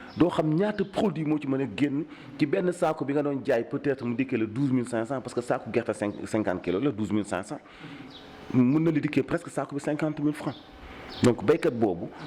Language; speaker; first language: Wolof; native; Wolof